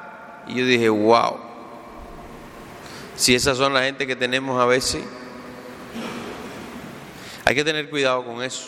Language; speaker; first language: Spanish; native; Spanish